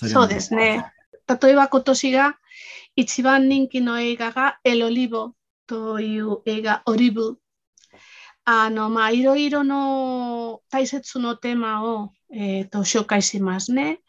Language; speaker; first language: Japanese; non-native, fluent; Spanish